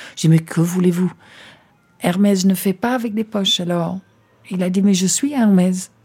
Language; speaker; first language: French; non-native, fluent; English